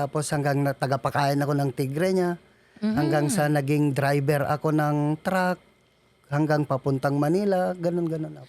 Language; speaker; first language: Filipino; non-native, local second language; Iloko